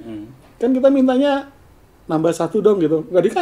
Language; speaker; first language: Indonesian; native; Indonesian